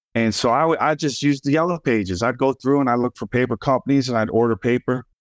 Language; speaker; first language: English; native; English